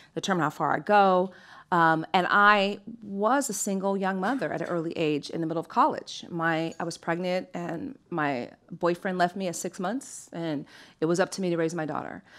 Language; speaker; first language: English; native; English